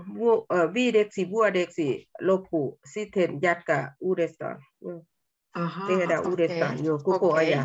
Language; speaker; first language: Finnish; non-native, learner; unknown